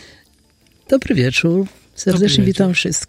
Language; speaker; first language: Polish; native; Polish